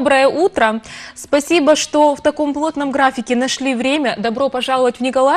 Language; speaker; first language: Russian; native; Russian